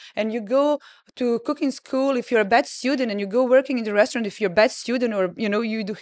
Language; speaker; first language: English; non-native, fluent; Serbian